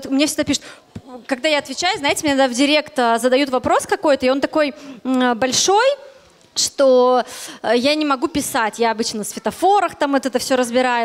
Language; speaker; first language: Russian; native; Russian